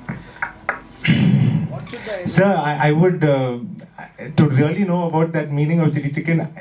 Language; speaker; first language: English; non-native, local second language; Malayalam